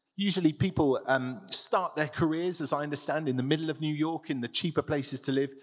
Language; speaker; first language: English; native; English